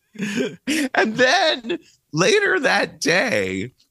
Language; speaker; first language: English; native; English